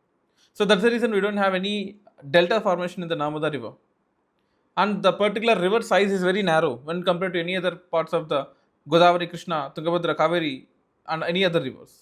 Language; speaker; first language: English; non-native, local second language; Telugu